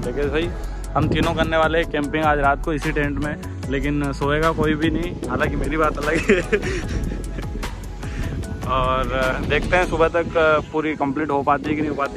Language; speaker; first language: Hindi; native; Hindi